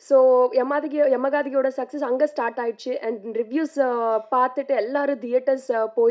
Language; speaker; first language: Tamil; non-native, learner; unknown